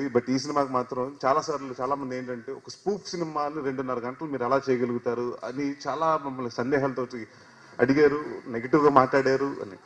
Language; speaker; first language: Telugu; native; Telugu